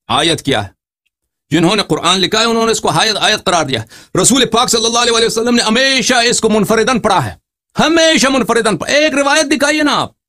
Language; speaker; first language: Urdu; non-native, fluent; Persian